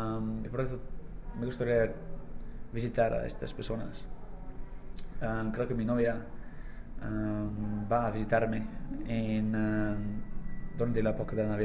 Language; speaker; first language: Spanish; non-native, learner; English